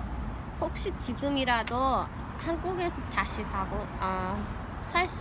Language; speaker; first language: Korean; early bilingual, heritage; English